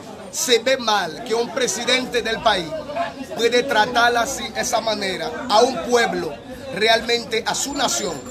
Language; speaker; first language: Spanish; non-native, learner; Haitian Creole